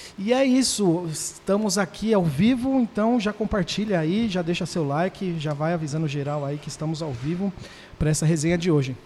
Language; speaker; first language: Portuguese; native; Portuguese